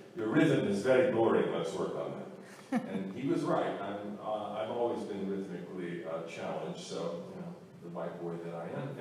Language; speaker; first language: English; native; English